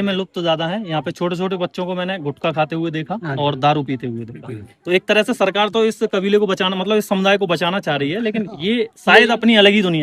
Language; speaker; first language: Hindi; native; Hindi